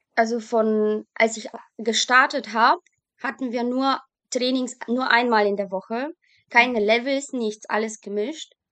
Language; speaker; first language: German; non-native, fluent; Bulgarian